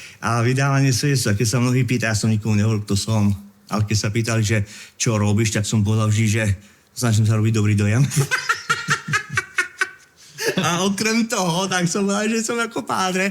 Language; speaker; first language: Slovak; native; Slovak